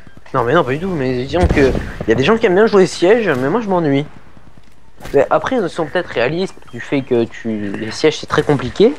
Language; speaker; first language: French; native; French